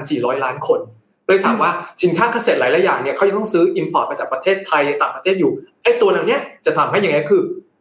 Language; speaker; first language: Thai; native; Thai